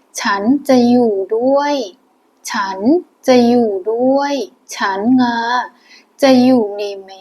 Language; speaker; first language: Thai; non-native, fluent; Burmese